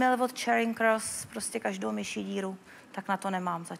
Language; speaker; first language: Czech; native; Czech